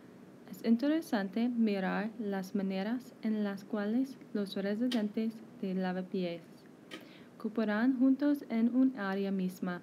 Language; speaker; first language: Spanish; non-native, learner; English